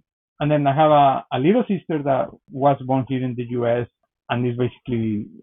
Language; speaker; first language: English; non-native, fluent; Spanish